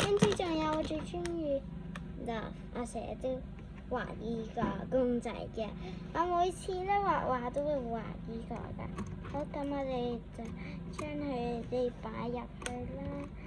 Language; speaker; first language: Cantonese; native; Cantonese